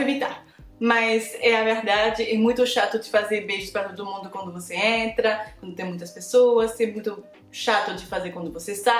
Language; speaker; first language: Portuguese; non-native, fluent; French